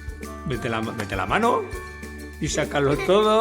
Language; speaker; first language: Spanish; native; Spanish